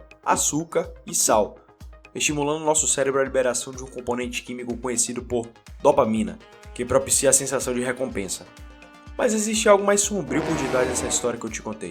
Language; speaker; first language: Portuguese; native; Portuguese